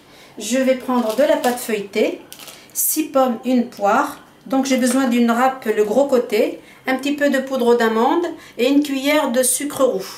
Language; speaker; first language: French; native; French